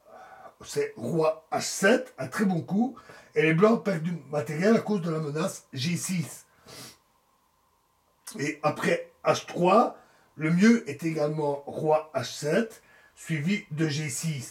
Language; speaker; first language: French; native; French